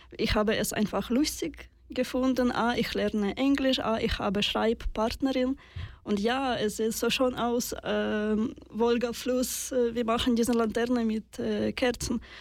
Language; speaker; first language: German; non-native, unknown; Russian